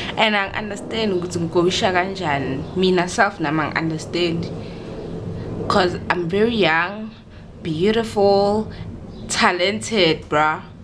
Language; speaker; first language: Zulu; native; Zulu